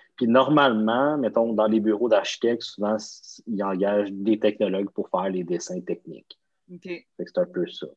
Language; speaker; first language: French; native; French